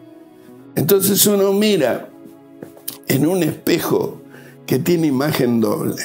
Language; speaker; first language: Spanish; native; Spanish